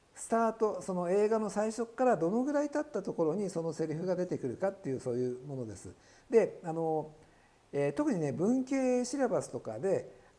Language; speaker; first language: Japanese; native; Japanese